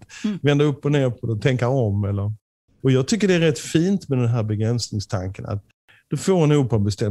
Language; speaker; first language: Swedish; native; Swedish